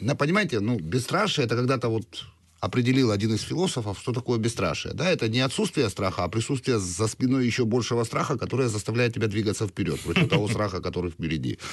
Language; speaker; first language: Russian; non-native, local second language; Georgian